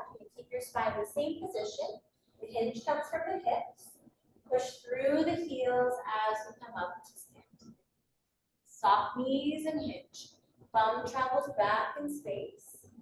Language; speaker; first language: English; native; English